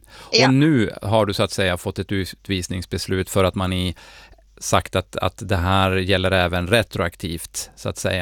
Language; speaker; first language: Swedish; native; Swedish